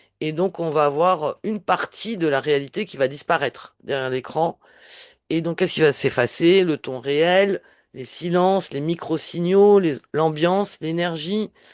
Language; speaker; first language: French; native; French